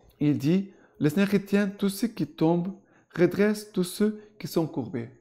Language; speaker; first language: French; non-native, fluent; Portuguese